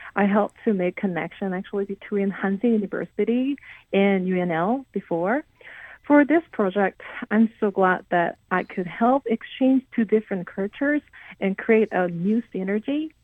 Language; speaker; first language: English; non-native, fluent; Korean